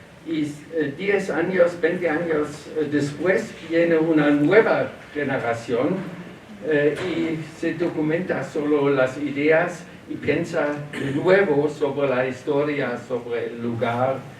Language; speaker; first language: Spanish; non-native, learner; German